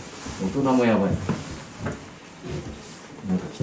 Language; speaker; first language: Japanese; native; Japanese